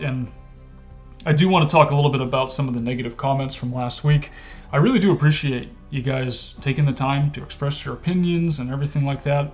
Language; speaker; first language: English; native; English